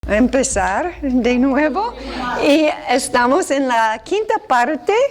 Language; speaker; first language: Spanish; non-native, fluent; English